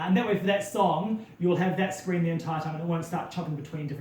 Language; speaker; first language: English; native; English